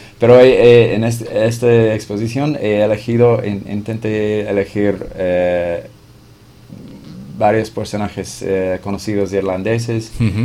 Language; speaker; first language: Spanish; non-native, fluent; English